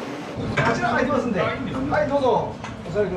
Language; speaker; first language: Japanese; native; Japanese